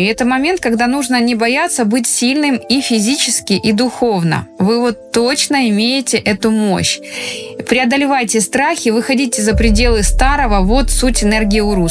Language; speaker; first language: Russian; native; Russian